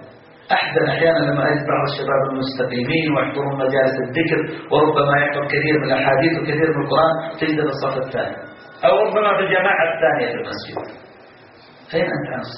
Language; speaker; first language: Arabic; native; Arabic